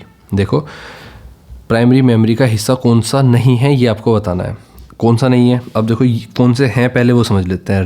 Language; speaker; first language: Hindi; native; Hindi